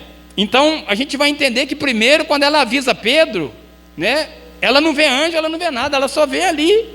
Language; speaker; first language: Portuguese; native; Portuguese